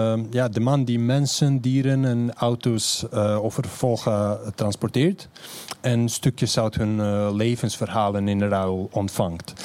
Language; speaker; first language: Dutch; non-native, fluent; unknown